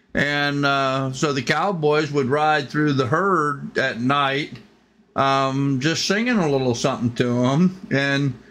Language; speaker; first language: English; native; English